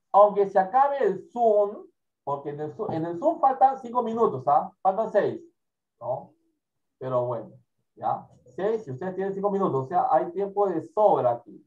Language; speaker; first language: Spanish; native; Spanish